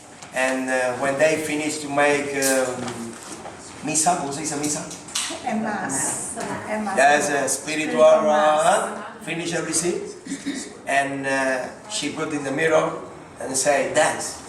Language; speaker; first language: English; non-native, learner; Spanish